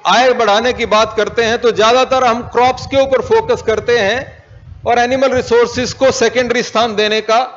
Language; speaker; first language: Hindi; native; Hindi